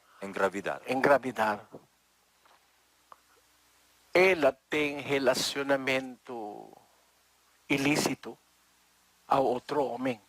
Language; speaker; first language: Portuguese; non-native, learner; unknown